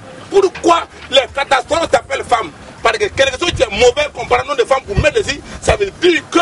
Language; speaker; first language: French; non-native, local second language; Bambara